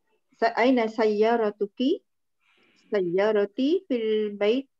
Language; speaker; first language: Arabic; non-native, learner; Malay